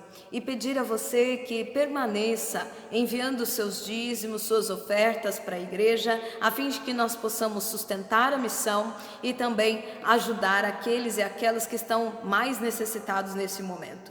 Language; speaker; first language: Portuguese; native; Portuguese